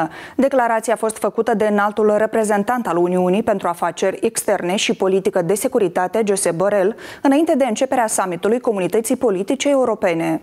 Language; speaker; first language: Romanian; native; Romanian